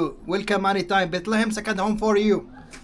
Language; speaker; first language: English; non-native, learner; Arabic